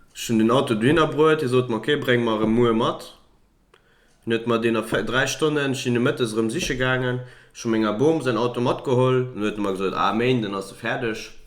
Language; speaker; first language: Luxembourgish; early bilingual, other home language; Portuguese